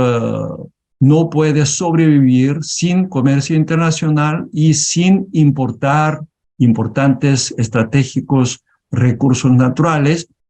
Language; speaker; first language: Spanish; non-native, learner; Korean